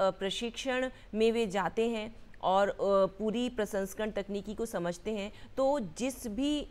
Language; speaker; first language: Hindi; native; Hindi